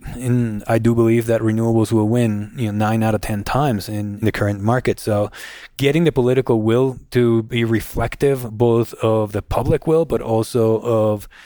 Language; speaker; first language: English; non-native, fluent; Spanish